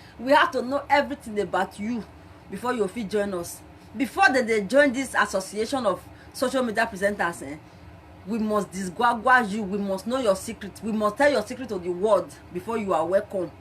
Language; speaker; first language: Nigerian Pidgin; non-native, local second language; Bini